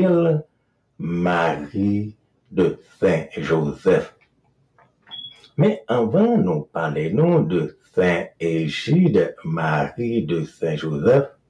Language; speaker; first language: French; non-native, local second language; Haitian Creole